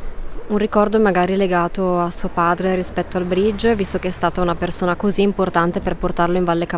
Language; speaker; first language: Italian; native; Italian